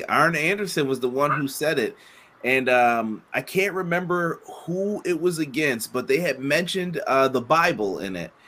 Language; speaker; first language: English; native; English